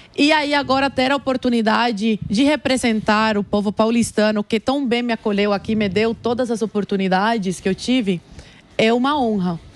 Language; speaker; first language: Portuguese; early bilingual, other home language; Spanish